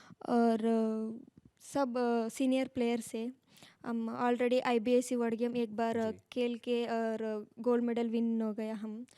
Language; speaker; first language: Hindi; non-native, local second language; Kannada